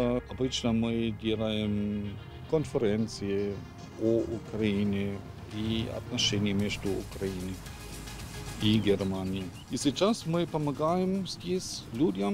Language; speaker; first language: Russian; non-native, learner; German